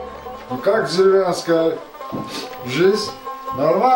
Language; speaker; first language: Russian; non-native, local second language; Azerbaijani